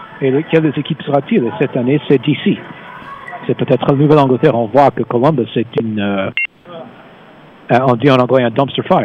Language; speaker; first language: French; non-native, fluent; English